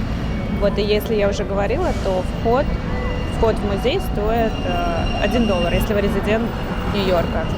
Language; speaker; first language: Russian; native; Russian